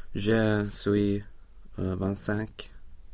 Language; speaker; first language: French; non-native, learner; Swedish